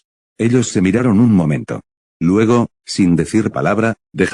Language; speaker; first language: Spanish; native; Spanish